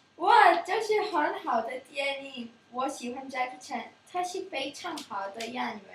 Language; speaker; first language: Chinese; non-native, learner; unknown